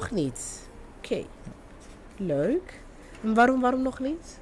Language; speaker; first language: Dutch; non-native, fluent; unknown